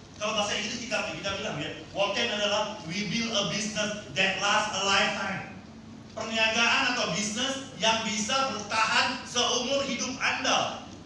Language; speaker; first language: Indonesian; non-native, fluent; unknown